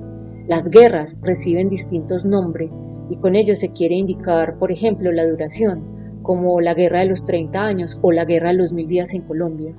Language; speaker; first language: Spanish; native; Spanish